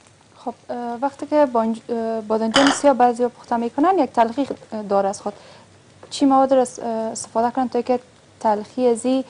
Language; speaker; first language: Persian; native; Persian